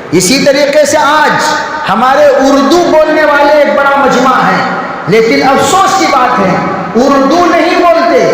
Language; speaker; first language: Urdu; native; Urdu